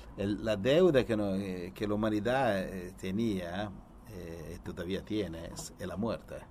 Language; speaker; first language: Spanish; non-native, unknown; Italian